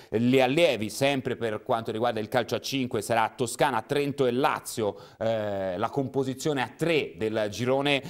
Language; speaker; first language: Italian; native; Italian